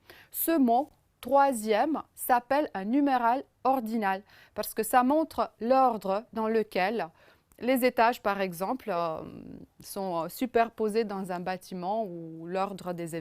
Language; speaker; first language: French; non-native, fluent; Romanian